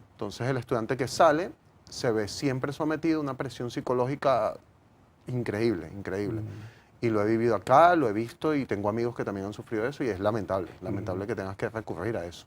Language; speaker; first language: Spanish; native; Spanish